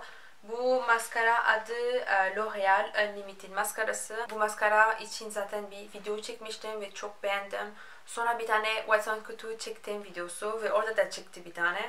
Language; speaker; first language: Turkish; non-native, fluent; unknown